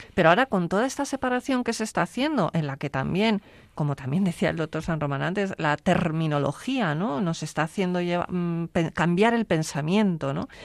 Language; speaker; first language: Spanish; native; Spanish